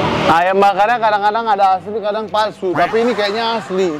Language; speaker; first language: Indonesian; native; Indonesian